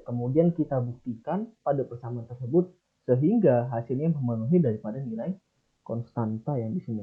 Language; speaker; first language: Indonesian; native; Indonesian